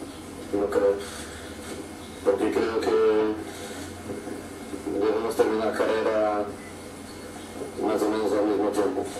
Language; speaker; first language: Spanish; non-native, fluent; Portuguese